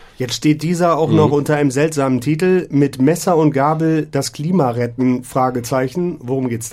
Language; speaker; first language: German; native; German